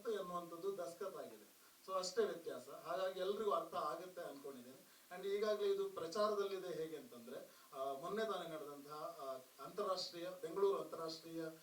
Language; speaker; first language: Kannada; non-native, local second language; Tulu